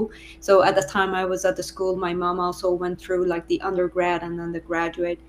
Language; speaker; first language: English; non-native, fluent; Persian